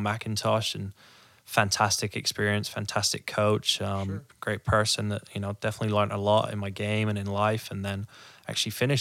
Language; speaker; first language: English; native; English